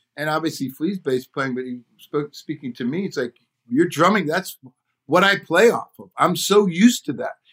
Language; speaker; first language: English; native; English